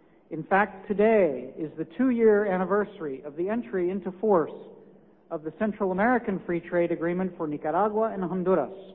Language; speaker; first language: English; native; English